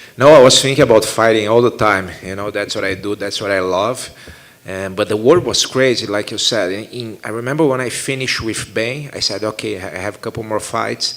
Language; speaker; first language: English; non-native, fluent; Portuguese